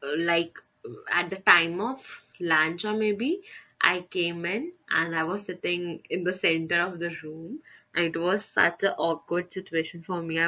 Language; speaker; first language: English; non-native, local second language; Hindi